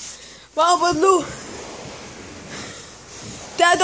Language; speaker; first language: French; native; French